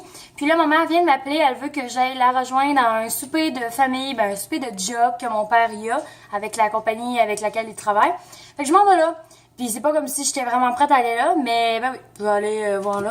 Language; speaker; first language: French; native; French